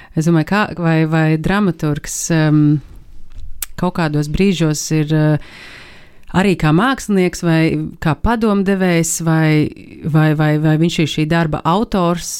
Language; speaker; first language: Latvian; native; Latvian